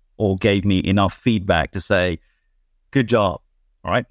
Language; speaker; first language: English; native; English